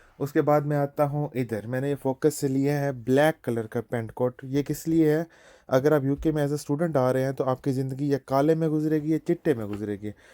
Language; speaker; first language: Urdu; native; Urdu